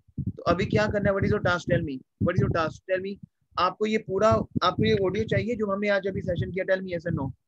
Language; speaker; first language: Hindi; native; Hindi